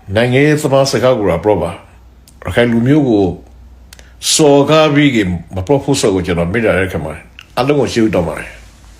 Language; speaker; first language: Burmese; native; Burmese